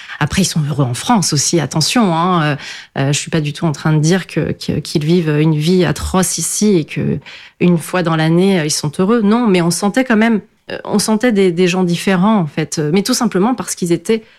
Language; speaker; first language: French; early bilingual, other home language; Portuguese